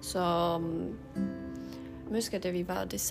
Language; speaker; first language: Danish; non-native, learner; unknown